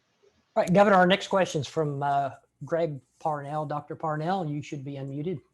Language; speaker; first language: English; native; English